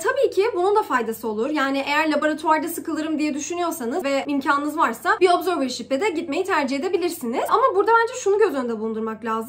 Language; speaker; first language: Turkish; early bilingual, heritage; Turkish